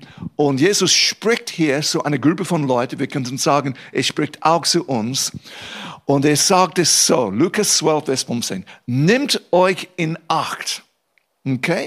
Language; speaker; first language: German; non-native, fluent; English